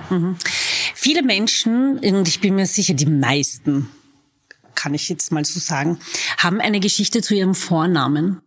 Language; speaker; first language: German; native; German